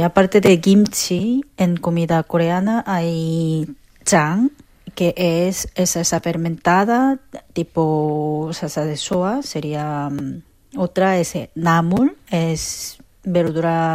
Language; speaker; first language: Spanish; non-native, fluent; Korean